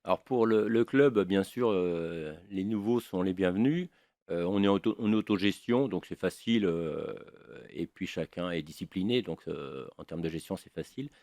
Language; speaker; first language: French; native; French